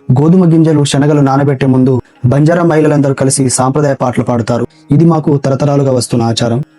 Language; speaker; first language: Telugu; non-native, local second language; Lambadi